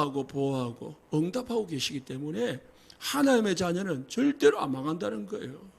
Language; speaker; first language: Korean; native; Korean